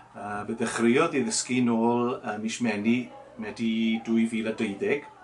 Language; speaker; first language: Welsh; native; Welsh